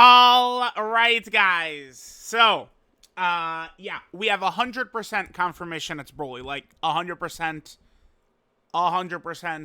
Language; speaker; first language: English; native; English